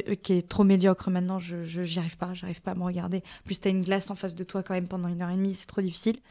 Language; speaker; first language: French; native; French